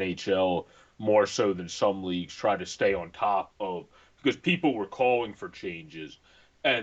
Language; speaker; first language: English; native; English